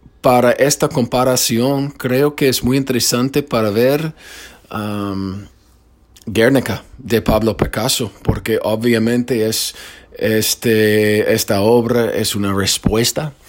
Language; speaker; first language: Spanish; non-native, fluent; English